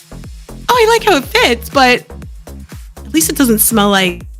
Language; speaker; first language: English; native; English